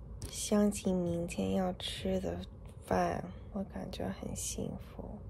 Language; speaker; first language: Chinese; early bilingual, heritage; Chinese